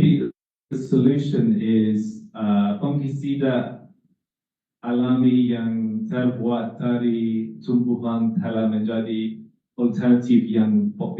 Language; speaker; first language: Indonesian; non-native, learner; English